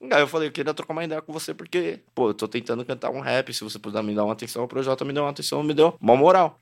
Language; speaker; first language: Portuguese; early bilingual, other home language; Korean